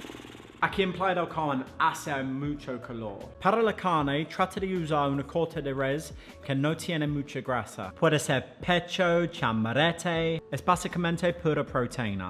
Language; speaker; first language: Spanish; non-native, fluent; English